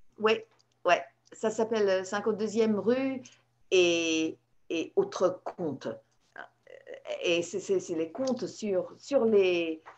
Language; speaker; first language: French; non-native, fluent; English